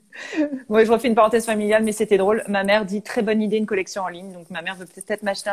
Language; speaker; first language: French; native; French